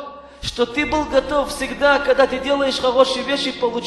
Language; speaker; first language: Russian; non-native, fluent; Hebrew